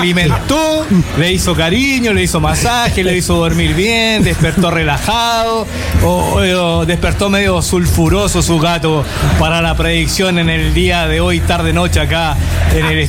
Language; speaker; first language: Spanish; native; Spanish